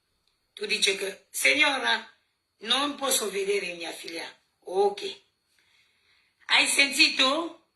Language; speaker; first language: Italian; non-native, learner; French